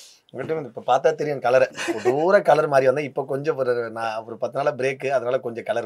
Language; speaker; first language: Tamil; native; Tamil